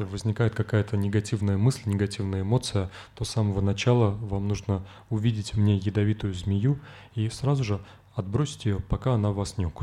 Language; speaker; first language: Russian; native; Russian